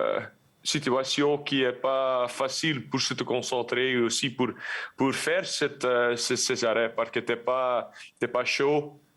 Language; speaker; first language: French; non-native, local second language; Dutch